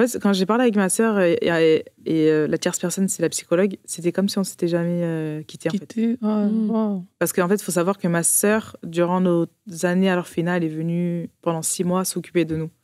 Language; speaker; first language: French; early bilingual, other home language; Portuguese